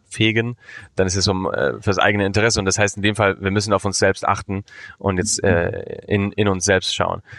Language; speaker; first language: German; early bilingual, heritage; German